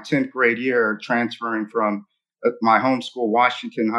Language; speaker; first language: English; native; English